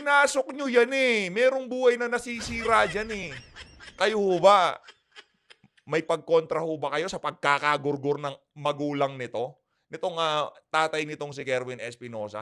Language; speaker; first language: Filipino; native; Filipino